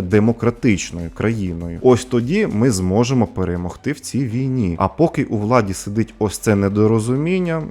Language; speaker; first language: Ukrainian; non-native, local second language; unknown